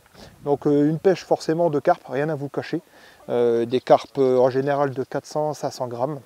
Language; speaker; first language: French; native; French